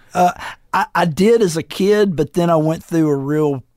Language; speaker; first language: English; native; English